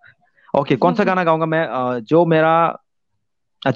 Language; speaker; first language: Hindi; non-native, local second language; Kok Borok